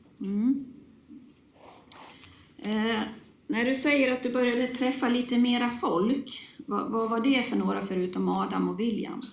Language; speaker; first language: Swedish; native; Swedish